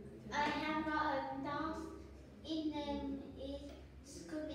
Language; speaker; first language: English; non-native, learner; Vietnamese